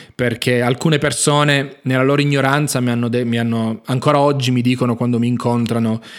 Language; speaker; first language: Italian; native; Italian